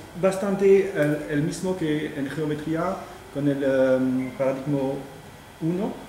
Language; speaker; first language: Spanish; non-native, fluent; French